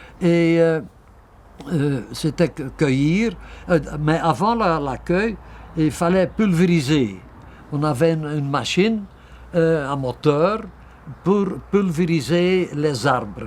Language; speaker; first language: French; non-native, local second language; Dutch